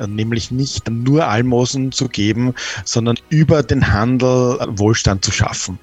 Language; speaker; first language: German; native; German